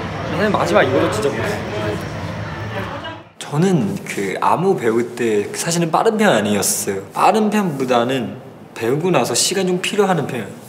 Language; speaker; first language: Korean; non-native, fluent; Chinese